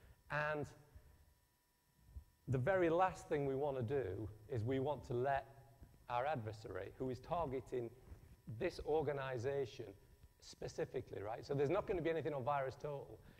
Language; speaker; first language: English; native; English